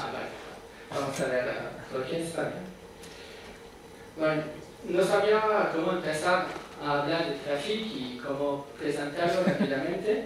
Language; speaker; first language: Spanish; non-native, fluent; French